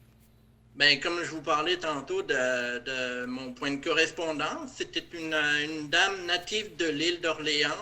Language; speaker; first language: French; native; French